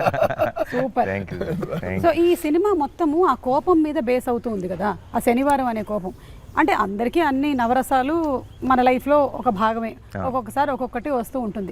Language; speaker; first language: Telugu; native; Telugu